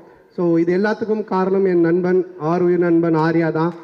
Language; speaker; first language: Tamil; native; Tamil